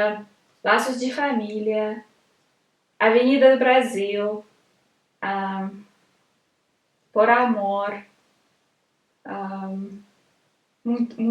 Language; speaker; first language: Portuguese; non-native, learner; Russian